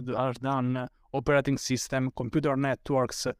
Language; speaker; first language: English; non-native, fluent; Italian